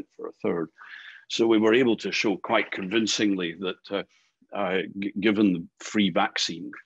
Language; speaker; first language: English; native; English